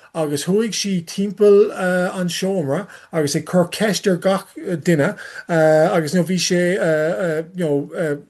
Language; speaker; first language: Irish; non-native, learner; English